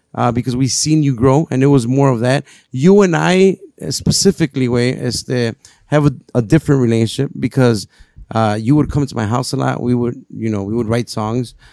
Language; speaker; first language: English; early bilingual, other home language; Spanish